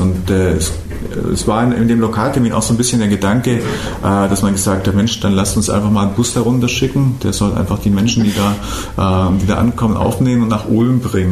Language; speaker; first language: German; native; German